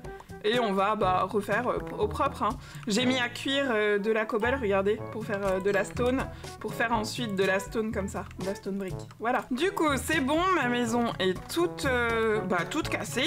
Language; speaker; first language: French; native; French